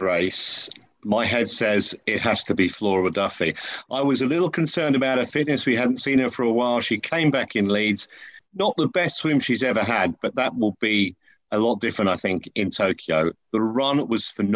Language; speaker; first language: English; native; English